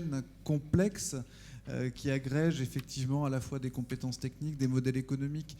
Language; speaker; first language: French; native; French